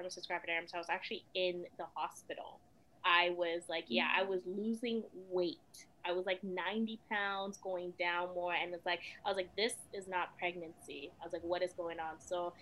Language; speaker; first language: English; early bilingual, other home language; Krio